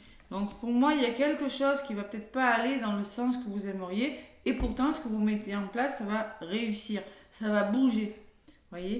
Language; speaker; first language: French; native; French